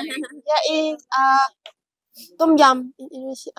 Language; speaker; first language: English; non-native, learner; Thai